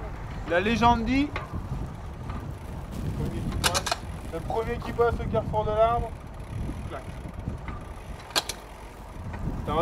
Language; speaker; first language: French; native; French